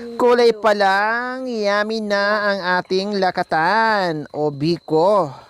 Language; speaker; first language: Filipino; native; Filipino